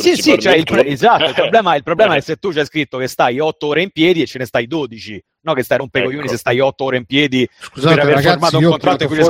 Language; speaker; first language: Italian; native; Italian